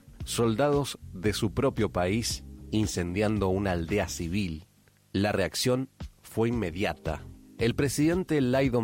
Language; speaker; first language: Spanish; native; Spanish